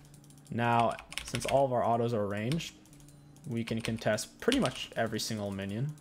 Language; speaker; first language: English; native; English